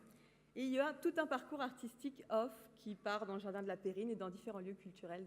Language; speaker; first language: French; native; French